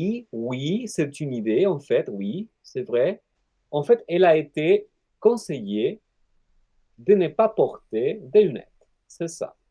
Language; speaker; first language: French; non-native, fluent; Spanish